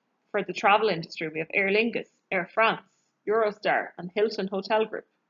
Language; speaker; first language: English; native; English